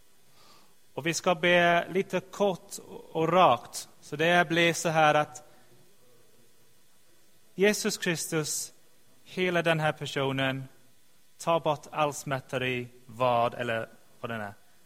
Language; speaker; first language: Swedish; non-native, fluent; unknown